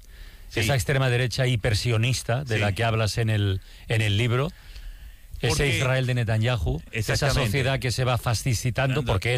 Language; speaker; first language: Spanish; native; Spanish